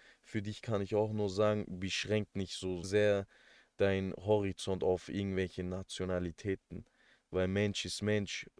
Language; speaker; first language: German; early bilingual, other home language; Turkish